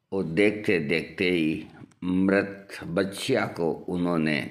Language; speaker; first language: Hindi; native; Hindi